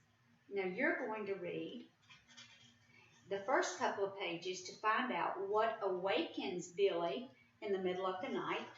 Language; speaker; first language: English; native; English